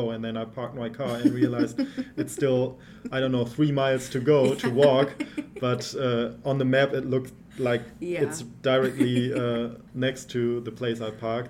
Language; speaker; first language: English; non-native, fluent; German